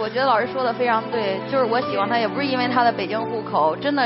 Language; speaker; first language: Chinese; native; Chinese